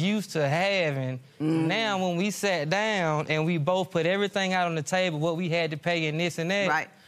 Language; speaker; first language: English; native; English